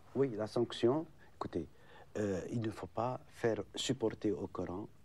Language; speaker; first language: French; non-native, local second language; Arabic